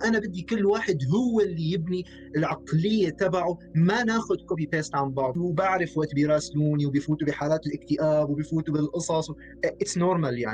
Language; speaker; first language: Arabic; native; Arabic